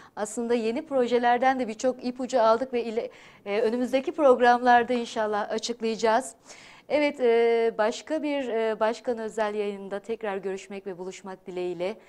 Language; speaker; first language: Turkish; native; Turkish